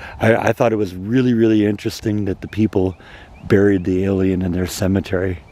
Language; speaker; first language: English; native; English